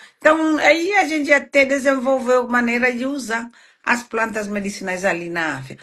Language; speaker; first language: Portuguese; non-native, fluent; Swahili